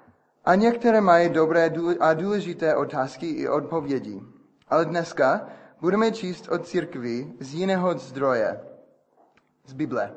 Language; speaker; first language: Czech; non-native, fluent; English